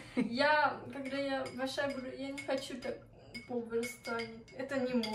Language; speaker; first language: Russian; early bilingual, heritage; Russian